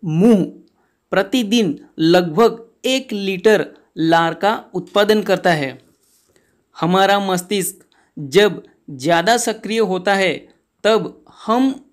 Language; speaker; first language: Hindi; non-native, local second language; Gujarati